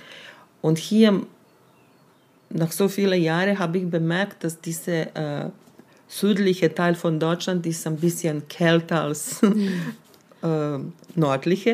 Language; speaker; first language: German; non-native, fluent; Serbian